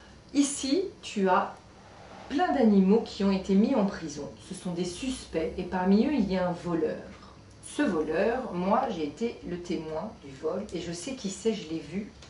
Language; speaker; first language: French; native; French